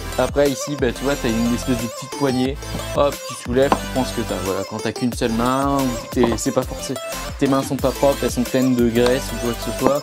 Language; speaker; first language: French; native; French